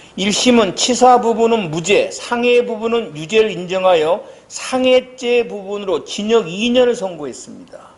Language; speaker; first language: Korean; native; Korean